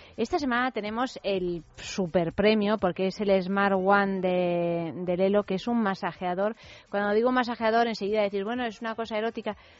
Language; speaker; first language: Spanish; native; Spanish